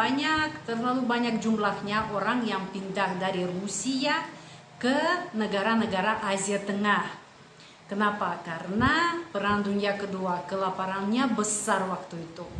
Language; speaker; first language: Indonesian; non-native, fluent; Russian